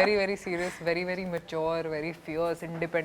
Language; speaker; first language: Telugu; non-native, fluent; Hindi